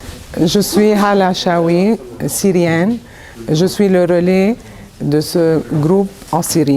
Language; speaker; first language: French; non-native, local second language; Arabic